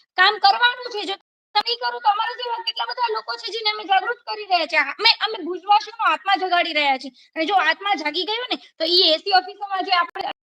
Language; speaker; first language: Gujarati; native; Gujarati